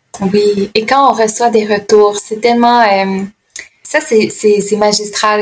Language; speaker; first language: French; native; French